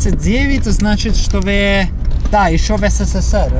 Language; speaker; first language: Russian; non-native, learner; Italian